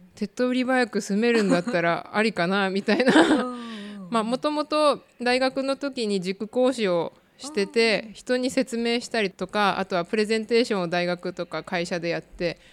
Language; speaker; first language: Japanese; native; Japanese